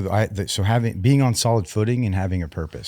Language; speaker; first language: English; native; English